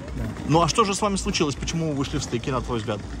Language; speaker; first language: Russian; native; Russian